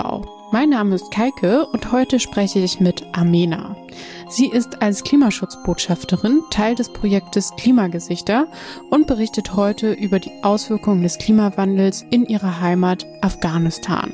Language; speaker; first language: German; native; German